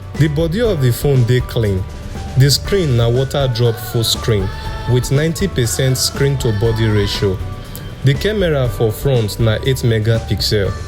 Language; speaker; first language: Nigerian Pidgin; native; Nigerian Pidgin